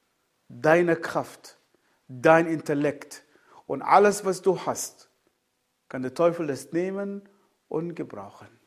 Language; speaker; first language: German; non-native, fluent; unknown